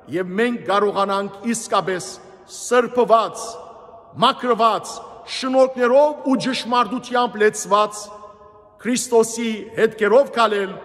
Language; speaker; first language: Armenian; native; Armenian